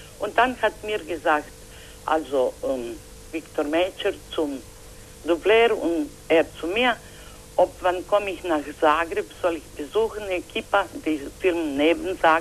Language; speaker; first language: German; non-native, learner; Croatian